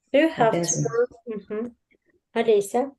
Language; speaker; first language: English; non-native, fluent; Russian